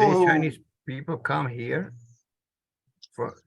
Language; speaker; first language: English; non-native, learner; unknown